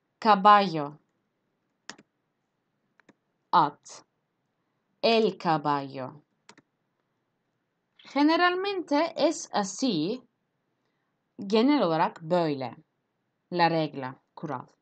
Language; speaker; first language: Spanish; non-native, fluent; Turkish